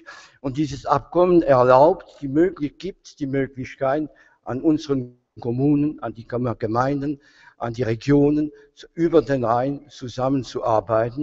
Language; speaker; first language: German; non-native, fluent; French